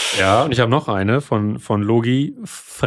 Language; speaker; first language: German; native; German